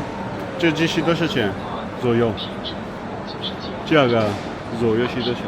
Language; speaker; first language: Chinese; non-native, learner; Persian